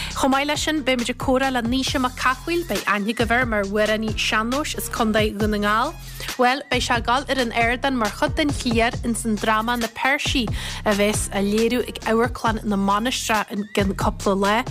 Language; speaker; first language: Irish; native; Irish